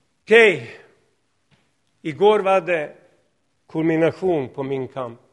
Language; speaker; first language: Swedish; non-native, fluent; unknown